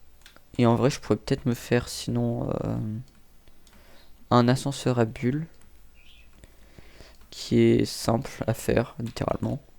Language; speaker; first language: French; native; French